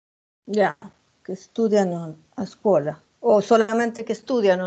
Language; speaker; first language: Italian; non-native, learner; Spanish